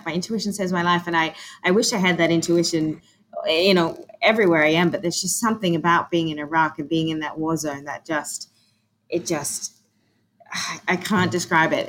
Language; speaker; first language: English; native; English